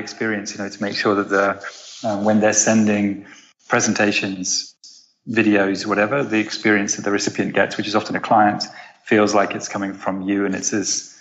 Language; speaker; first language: English; native; English